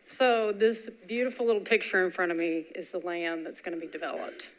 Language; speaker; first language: English; native; English